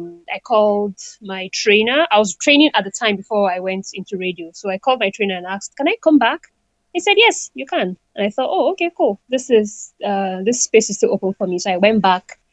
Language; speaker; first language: English; non-native, local second language; Igbo